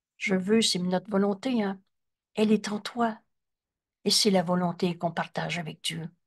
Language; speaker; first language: French; native; French